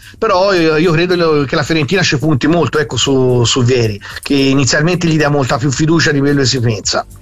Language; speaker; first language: Italian; native; Italian